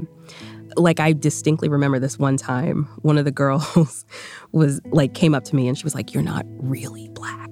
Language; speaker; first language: English; early bilingual, other home language; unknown